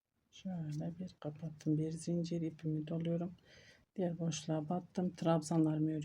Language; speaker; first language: Turkish; native; Turkish